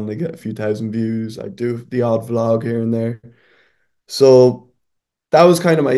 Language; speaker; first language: English; native; English